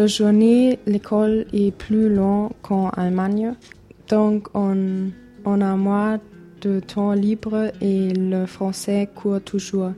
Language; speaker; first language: French; non-native, learner; German